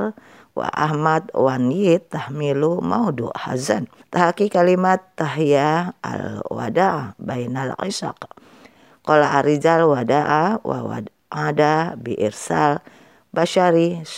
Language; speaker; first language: Arabic; non-native, fluent; Indonesian